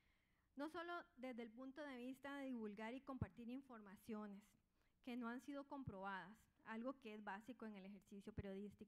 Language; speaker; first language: Spanish; native; Spanish